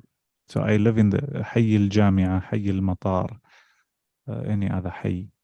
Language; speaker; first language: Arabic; non-native, fluent; English